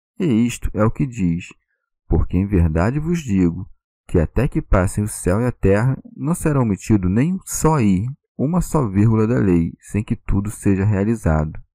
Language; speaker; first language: Portuguese; native; Portuguese